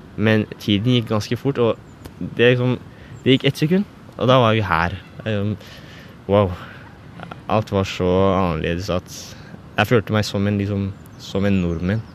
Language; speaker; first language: Norwegian; early bilingual, other home language; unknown